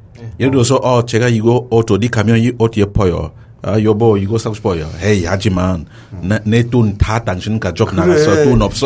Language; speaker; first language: Korean; non-native, learner; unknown